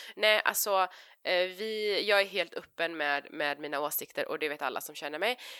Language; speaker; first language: Swedish; early bilingual, other home language; Persian